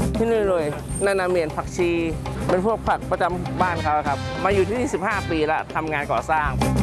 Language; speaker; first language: Thai; early bilingual, other home language; Chinese